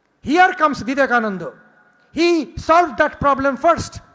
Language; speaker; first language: English; non-native, local second language; Bangla